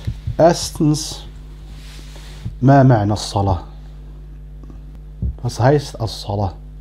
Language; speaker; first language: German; non-native, fluent; Arabic